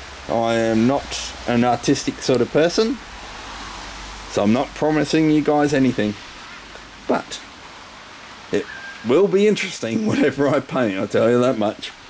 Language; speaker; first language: English; native; English